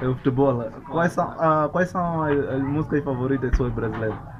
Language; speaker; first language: Portuguese; non-native, local second language; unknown